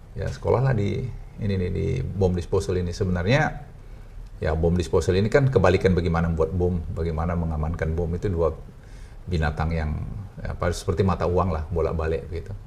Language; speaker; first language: Indonesian; native; Indonesian